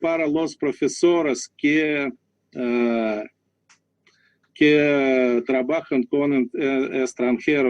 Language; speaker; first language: Spanish; non-native, learner; Russian